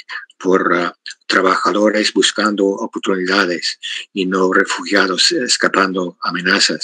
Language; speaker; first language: Spanish; non-native, fluent; English